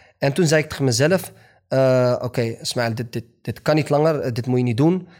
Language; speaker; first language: Dutch; early bilingual, other home language; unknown